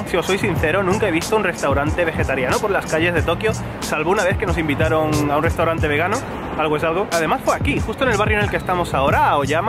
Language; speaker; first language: Spanish; native; Spanish